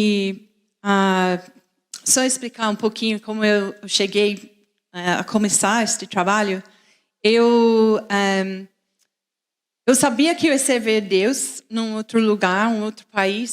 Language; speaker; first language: Portuguese; non-native, fluent; English